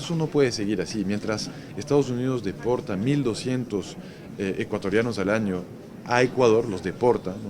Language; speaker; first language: Spanish; native; Spanish